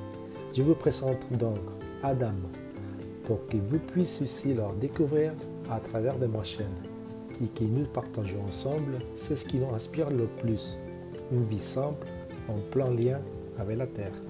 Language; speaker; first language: French; non-native, fluent; Spanish